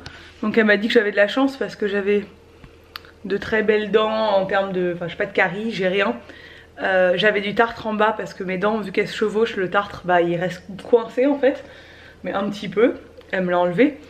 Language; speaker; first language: French; native; French